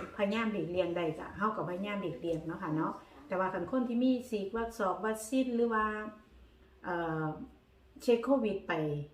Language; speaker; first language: Thai; native; Thai